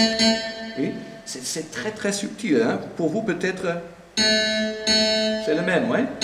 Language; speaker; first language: French; non-native, fluent; German